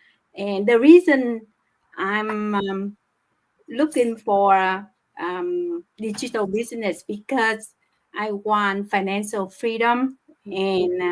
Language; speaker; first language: English; non-native, learner; Vietnamese